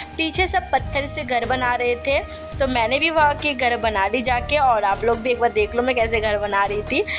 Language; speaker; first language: Hindi; non-native, local second language; Bangla